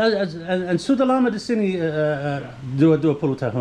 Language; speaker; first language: Indonesian; non-native, learner; English